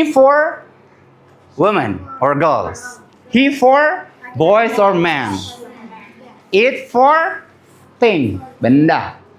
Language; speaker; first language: English; non-native, learner; Indonesian